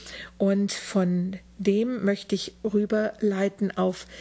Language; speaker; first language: German; native; German